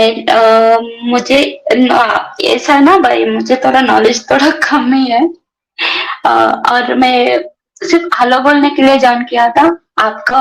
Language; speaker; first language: Hindi; non-native, local second language; Kannada